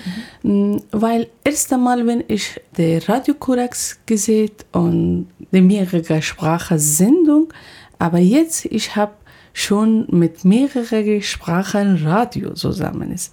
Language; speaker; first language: German; non-native, learner; Persian